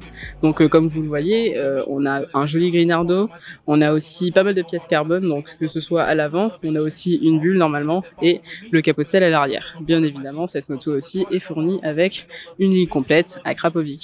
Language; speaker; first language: French; native; French